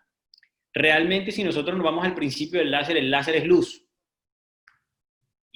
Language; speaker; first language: Spanish; native; Spanish